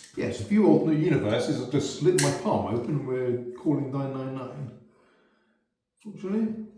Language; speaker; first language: English; native; English